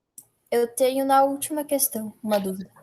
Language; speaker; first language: Portuguese; native; Portuguese